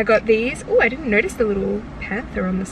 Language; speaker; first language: English; native; English